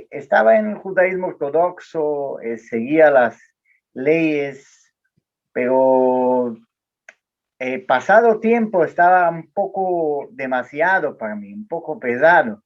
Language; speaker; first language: Spanish; non-native, learner; Portuguese